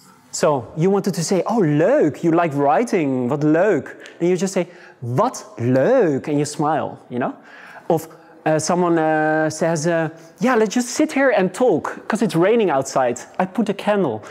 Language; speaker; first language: English; non-native, fluent; Dutch